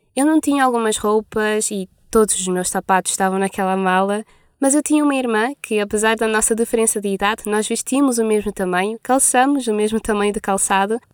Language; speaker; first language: Portuguese; non-native, local second language; Kabuverdianu